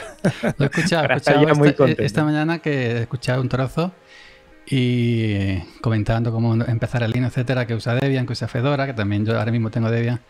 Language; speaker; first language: Spanish; native; Spanish